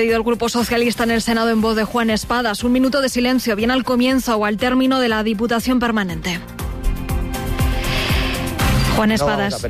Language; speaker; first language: Spanish; native; Spanish